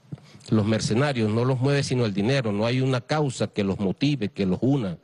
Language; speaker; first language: Spanish; native; Spanish